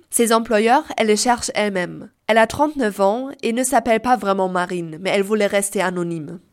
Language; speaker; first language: French; native; French